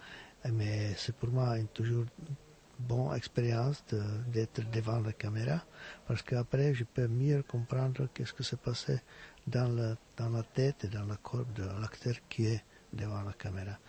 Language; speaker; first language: French; non-native, fluent; Czech